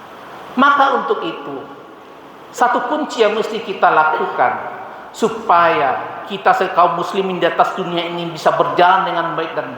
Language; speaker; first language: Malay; non-native, local second language; Minangkabau